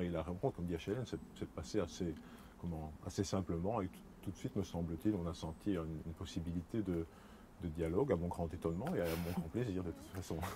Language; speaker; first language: French; native; French